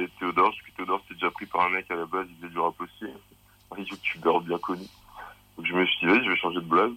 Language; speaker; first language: French; native; French